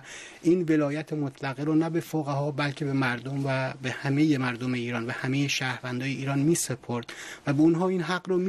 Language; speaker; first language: Persian; native; Persian